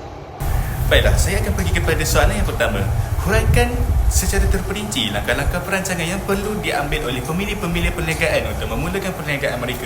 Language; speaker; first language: Malay; native; Malay